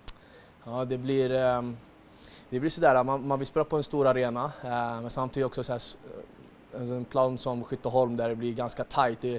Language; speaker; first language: Swedish; native; Swedish